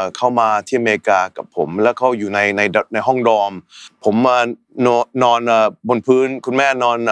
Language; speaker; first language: Thai; native; Thai